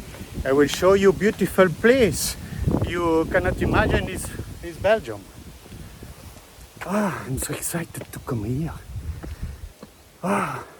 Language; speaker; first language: English; non-native, learner; French